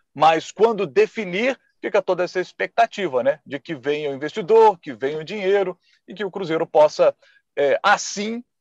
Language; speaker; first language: Portuguese; native; Portuguese